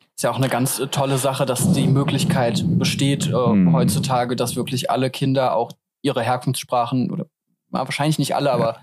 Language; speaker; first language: German; native; German